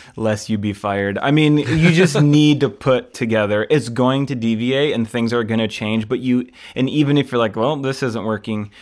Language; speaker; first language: English; native; English